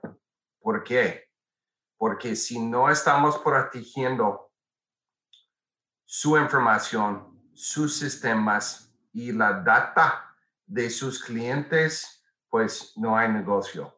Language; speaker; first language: Spanish; non-native, fluent; English